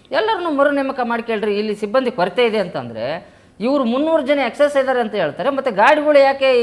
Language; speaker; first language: Kannada; native; Kannada